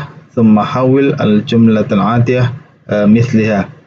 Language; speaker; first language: Arabic; non-native, fluent; Indonesian